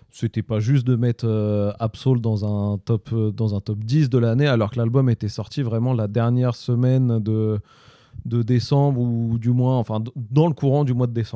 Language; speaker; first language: French; native; French